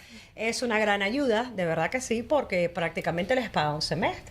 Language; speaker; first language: Spanish; native; Spanish